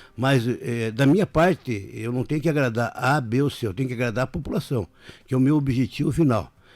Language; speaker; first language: Portuguese; native; Portuguese